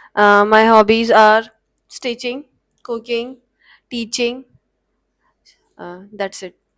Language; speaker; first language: English; non-native, learner; Hindi